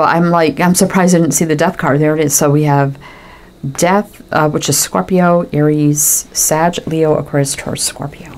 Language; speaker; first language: English; native; English